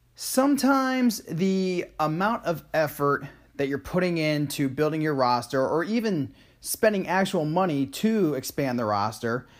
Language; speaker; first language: English; native; English